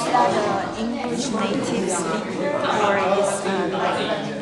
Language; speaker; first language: English; non-native, fluent; Chinese